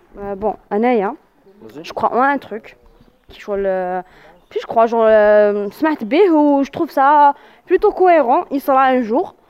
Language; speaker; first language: French; non-native, local second language; Arabic